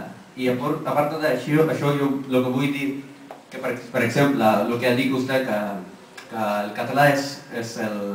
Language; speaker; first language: Catalan; non-native, learner; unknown